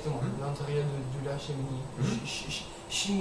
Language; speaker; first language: French; non-native, learner; English